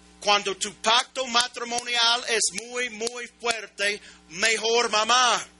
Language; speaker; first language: Spanish; non-native, learner; English